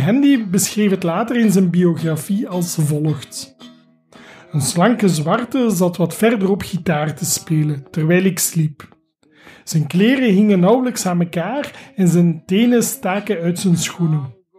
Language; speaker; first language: Dutch; native; Dutch